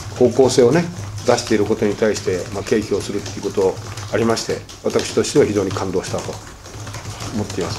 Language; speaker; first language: Japanese; native; Japanese